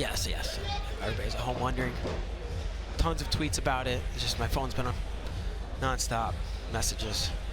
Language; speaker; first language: English; native; English